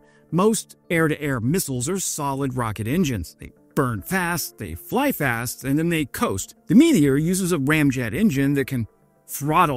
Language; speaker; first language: English; native; English